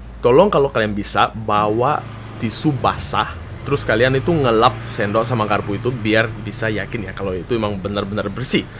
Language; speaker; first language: Indonesian; non-native, fluent; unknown